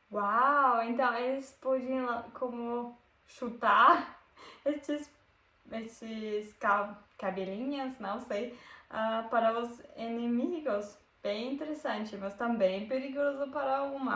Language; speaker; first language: Portuguese; non-native, learner; German